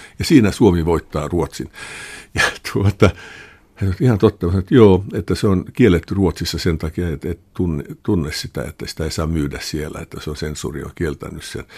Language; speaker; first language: Finnish; non-native, local second language; Swedish